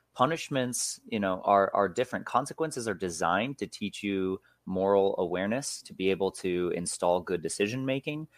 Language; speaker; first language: English; native; English